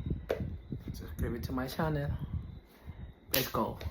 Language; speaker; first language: English; non-native, fluent; Spanish